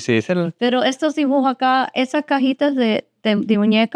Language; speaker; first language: Spanish; early bilingual, heritage; Spanish